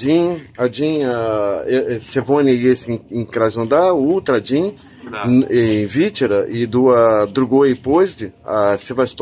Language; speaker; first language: Russian; non-native, learner; Portuguese